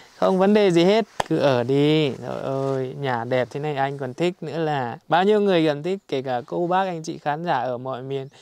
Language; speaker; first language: Vietnamese; native; Vietnamese